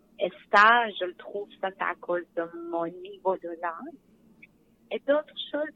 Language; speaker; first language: French; non-native, learner; Persian